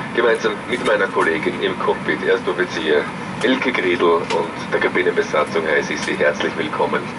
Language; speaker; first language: German; native; German